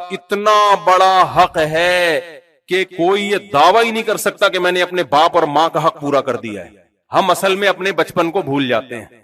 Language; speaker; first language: Urdu; native; Urdu